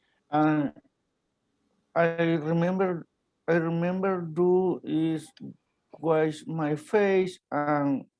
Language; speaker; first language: English; non-native, learner; Spanish